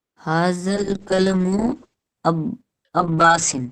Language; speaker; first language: Arabic; non-native, learner; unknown